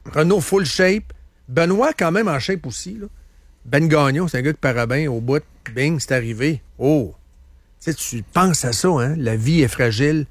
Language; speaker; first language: French; native; French